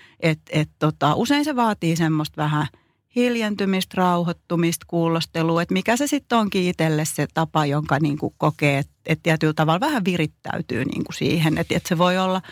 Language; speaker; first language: Finnish; native; Finnish